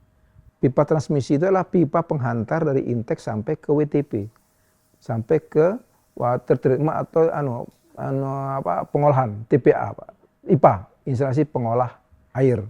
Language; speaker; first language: Indonesian; native; Indonesian